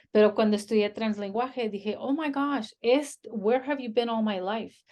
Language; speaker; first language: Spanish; early bilingual, heritage; Spanish